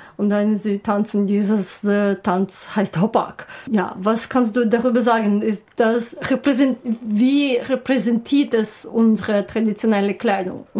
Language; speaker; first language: German; non-native, learner; Ukrainian